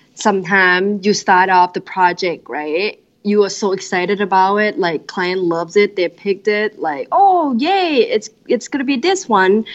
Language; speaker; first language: English; non-native, fluent; Thai